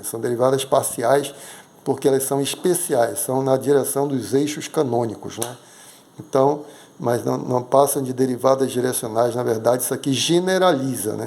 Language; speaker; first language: Portuguese; native; Portuguese